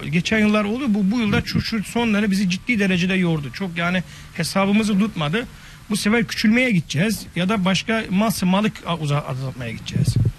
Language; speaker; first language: Turkish; native; Turkish